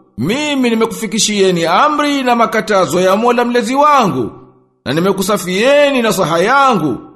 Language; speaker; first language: Swahili; native; Swahili